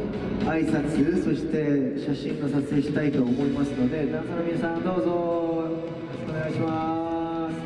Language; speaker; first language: Japanese; non-native, fluent; Korean